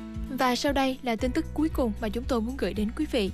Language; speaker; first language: Vietnamese; native; Vietnamese